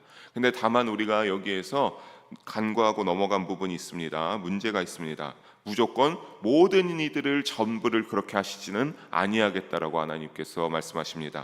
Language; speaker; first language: Korean; native; Korean